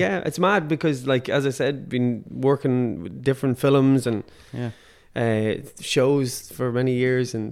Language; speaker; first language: English; native; English